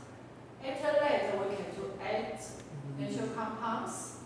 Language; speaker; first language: English; non-native, learner; Chinese